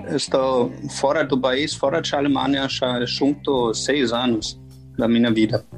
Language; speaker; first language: Portuguese; non-native, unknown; German